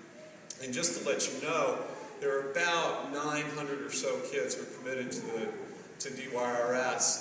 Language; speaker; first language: English; native; English